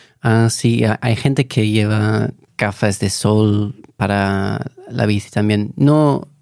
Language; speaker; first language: Spanish; non-native, fluent; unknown